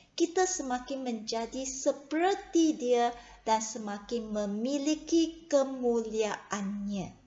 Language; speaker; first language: Malay; non-native, local second language; Chinese